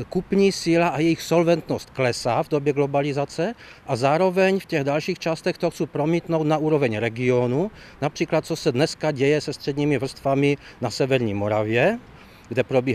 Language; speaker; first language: Czech; native; Czech